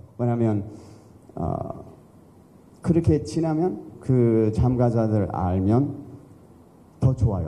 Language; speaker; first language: Korean; early bilingual, heritage; English